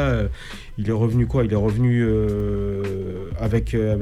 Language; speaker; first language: French; native; French